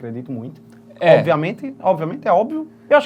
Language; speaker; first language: Portuguese; native; Portuguese